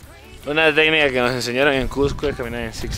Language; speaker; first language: Spanish; native; Spanish